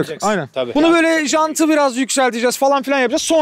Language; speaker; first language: Turkish; native; Turkish